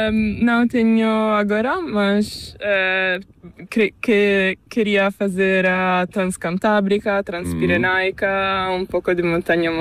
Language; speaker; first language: Spanish; non-native, learner; Italian